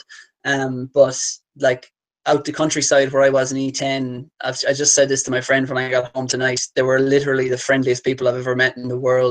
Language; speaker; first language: English; native; English